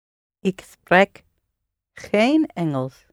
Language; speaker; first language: Dutch; non-native, learner; English